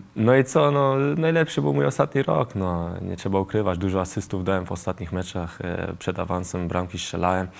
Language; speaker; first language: Polish; early bilingual, heritage; Polish